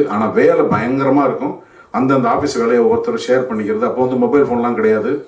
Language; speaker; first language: Tamil; native; Tamil